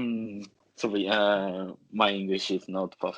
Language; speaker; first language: English; non-native, learner; Japanese